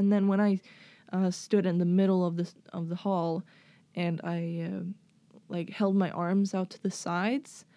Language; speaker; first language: English; non-native, fluent; Swedish